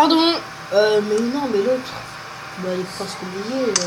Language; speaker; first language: French; native; French